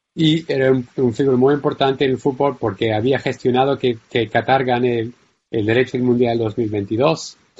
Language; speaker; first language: Spanish; non-native, fluent; English